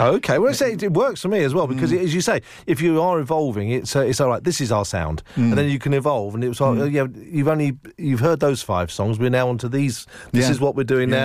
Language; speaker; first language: English; native; English